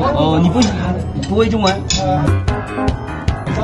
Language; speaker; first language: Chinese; non-native, learner; English